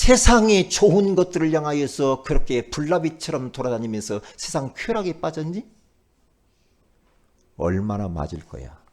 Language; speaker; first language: Korean; native; Korean